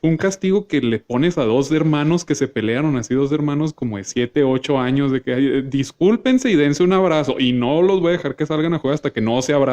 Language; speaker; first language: Spanish; native; Spanish